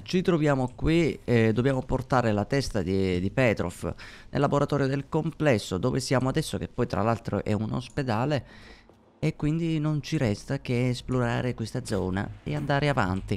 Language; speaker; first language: Italian; native; Italian